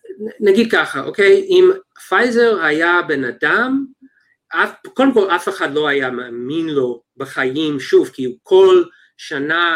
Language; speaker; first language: Hebrew; non-native, fluent; English